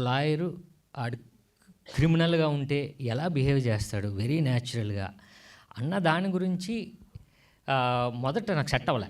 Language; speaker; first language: Telugu; native; Telugu